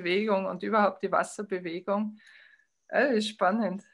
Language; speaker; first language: German; native; German